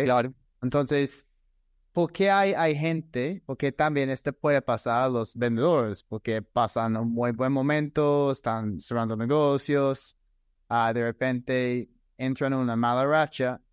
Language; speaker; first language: Spanish; non-native, fluent; English